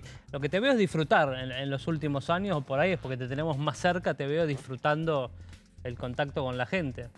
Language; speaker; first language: Spanish; native; Spanish